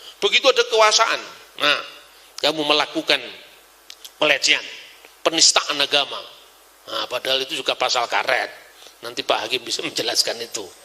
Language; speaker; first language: Indonesian; non-native, local second language; Javanese